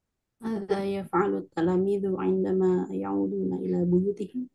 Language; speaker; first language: Arabic; non-native, learner; Indonesian